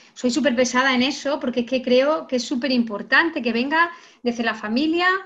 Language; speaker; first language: Spanish; native; Spanish